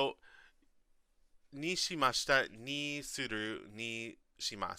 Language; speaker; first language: Japanese; non-native, learner; English